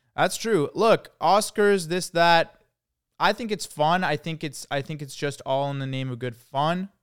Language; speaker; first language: English; early bilingual, other home language; Croatian